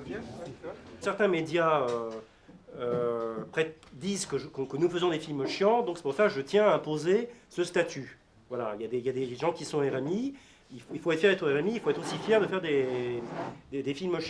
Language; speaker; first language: French; native; French